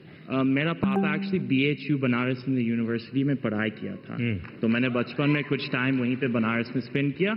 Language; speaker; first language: Hindi; early bilingual, other home language; English